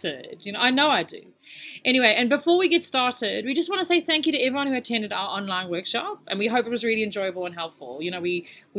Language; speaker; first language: English; native; English